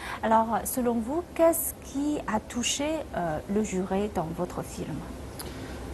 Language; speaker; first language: French; non-native, fluent; Chinese